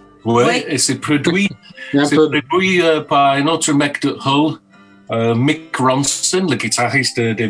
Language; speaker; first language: French; non-native, fluent; English